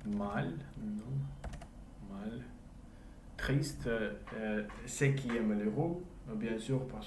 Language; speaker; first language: French; non-native, learner; English